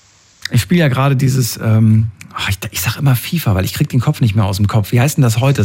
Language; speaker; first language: German; native; German